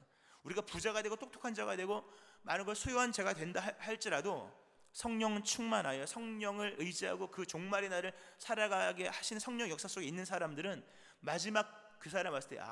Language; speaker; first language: Korean; native; Korean